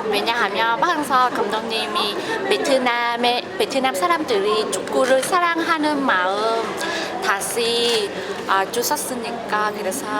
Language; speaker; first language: Korean; non-native, fluent; Vietnamese